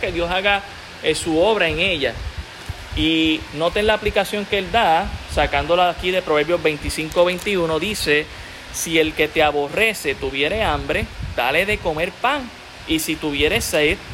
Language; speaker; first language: Spanish; native; Spanish